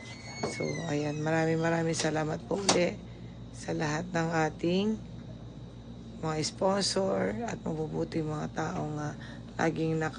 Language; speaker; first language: Filipino; native; Filipino